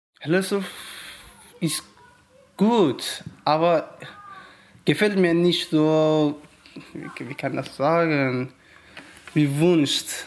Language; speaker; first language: German; non-native, learner; Persian